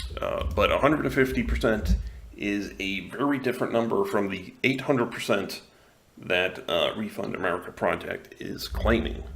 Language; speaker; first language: English; non-native, local second language; Spanish